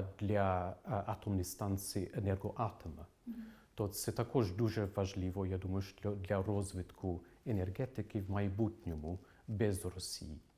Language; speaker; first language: Ukrainian; non-native, fluent; English